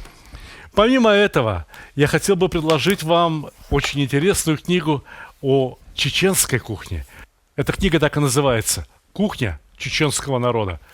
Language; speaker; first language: Russian; native; Russian